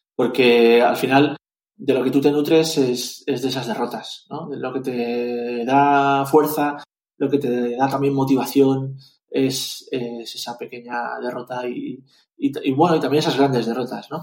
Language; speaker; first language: Spanish; native; Spanish